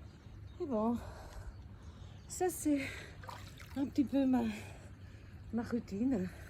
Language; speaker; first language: French; non-native, fluent; Spanish